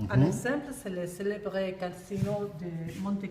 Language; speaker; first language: French; non-native, learner; Spanish